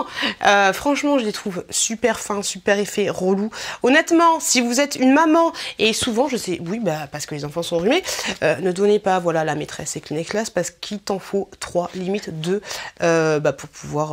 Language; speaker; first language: French; native; French